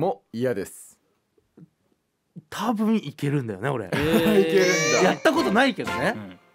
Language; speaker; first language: Japanese; native; Japanese